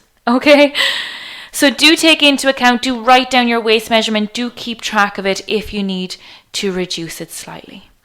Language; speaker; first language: English; native; English